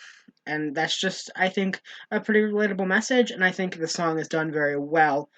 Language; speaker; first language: English; native; English